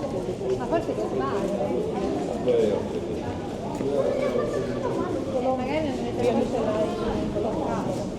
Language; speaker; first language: Italian; native; Italian